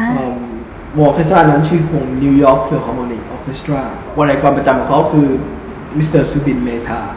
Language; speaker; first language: Thai; native; Thai